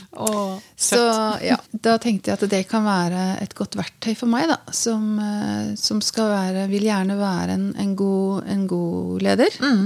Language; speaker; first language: Norwegian; native; Norwegian